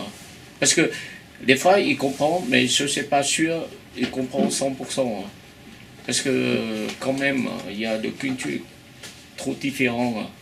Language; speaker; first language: French; non-native, fluent; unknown